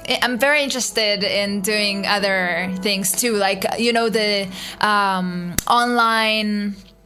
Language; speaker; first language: English; non-native, fluent; Hebrew